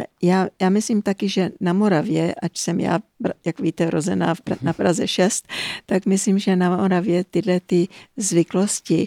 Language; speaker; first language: Czech; early bilingual, heritage; Czech